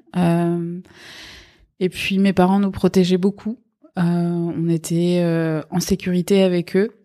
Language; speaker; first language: French; early bilingual, other home language; Persian